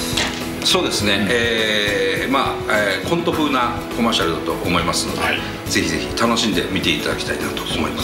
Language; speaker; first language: Japanese; native; Japanese